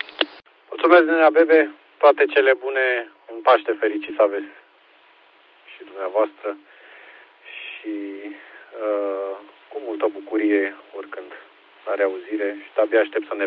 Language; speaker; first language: Romanian; native; Romanian